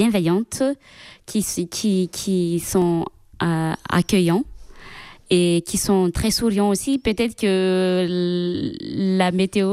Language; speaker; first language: French; non-native, local second language; Malagasy